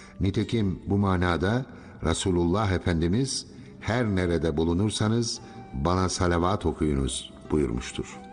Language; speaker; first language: Turkish; native; Turkish